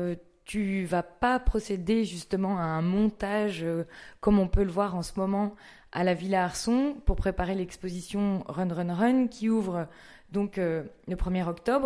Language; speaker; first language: French; native; French